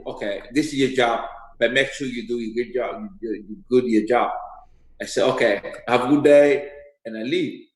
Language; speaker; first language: English; non-native, learner; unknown